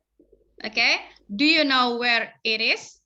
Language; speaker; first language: English; non-native, fluent; Indonesian